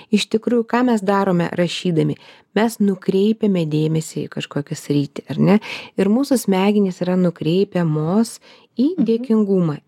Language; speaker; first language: Lithuanian; non-native, local second language; Russian